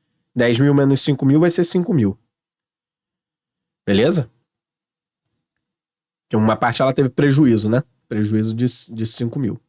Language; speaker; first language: Portuguese; native; Portuguese